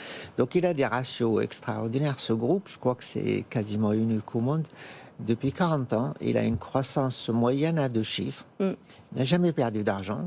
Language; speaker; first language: French; non-native, fluent; Arabic